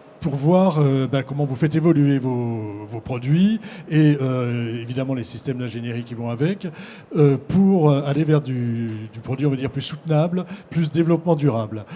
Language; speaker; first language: French; native; French